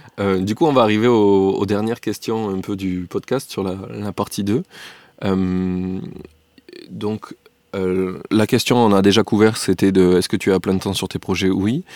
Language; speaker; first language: French; native; French